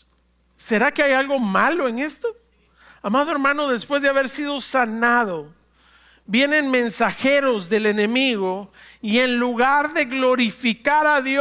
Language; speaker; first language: Spanish; native; Spanish